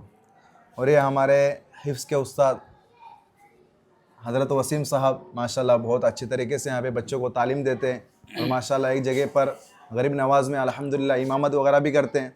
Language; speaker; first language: Hindi; native; Hindi